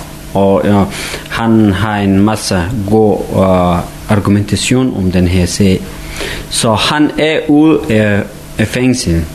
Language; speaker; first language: Danish; non-native, fluent; Persian